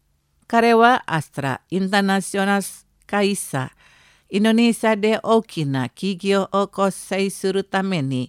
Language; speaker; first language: Japanese; non-native, fluent; Indonesian